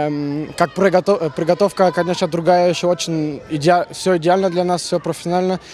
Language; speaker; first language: Russian; non-native, local second language; Kyrgyz